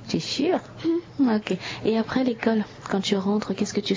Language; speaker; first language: French; native; French